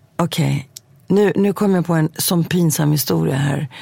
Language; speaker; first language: Swedish; early bilingual, other home language; Greek